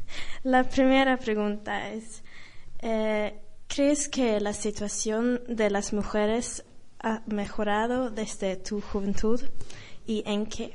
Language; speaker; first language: Spanish; non-native, fluent; Swedish